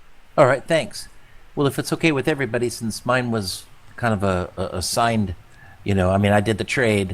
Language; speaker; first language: English; native; English